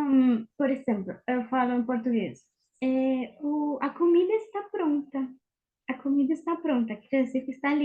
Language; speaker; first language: Portuguese; non-native, fluent; Spanish